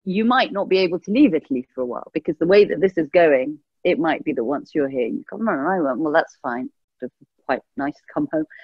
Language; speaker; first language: English; early bilingual, other home language; Persian